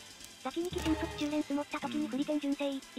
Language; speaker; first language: Japanese; native; Japanese